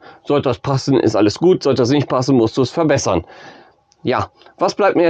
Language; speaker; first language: German; native; German